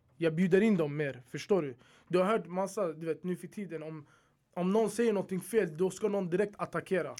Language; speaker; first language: Swedish; early bilingual, other home language; Arabic